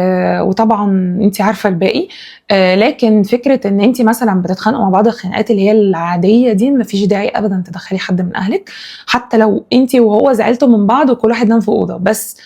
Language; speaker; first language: Arabic; native; Arabic